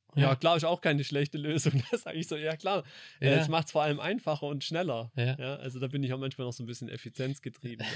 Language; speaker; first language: German; native; German